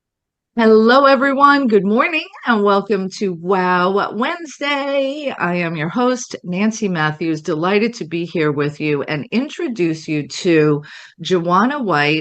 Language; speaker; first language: English; native; English